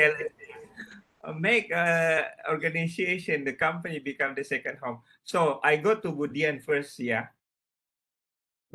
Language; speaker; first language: English; non-native, learner; Indonesian